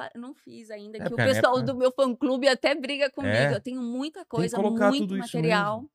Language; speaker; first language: Portuguese; native; Portuguese